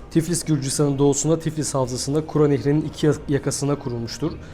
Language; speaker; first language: Turkish; native; Turkish